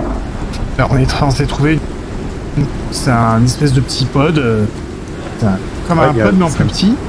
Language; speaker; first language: French; native; French